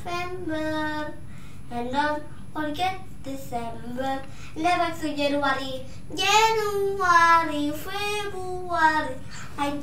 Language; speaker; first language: English; non-native, learner; Indonesian